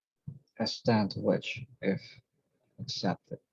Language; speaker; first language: English; non-native, learner; Korean